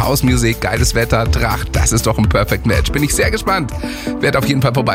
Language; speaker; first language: German; native; German